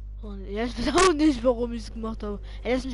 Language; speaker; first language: German; native; German